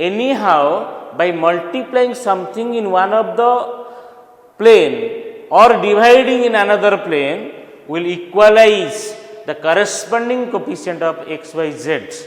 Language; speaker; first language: English; non-native, local second language; Odia